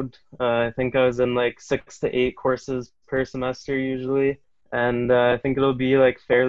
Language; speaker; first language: English; native; English